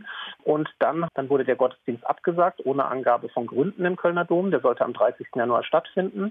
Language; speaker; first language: German; native; German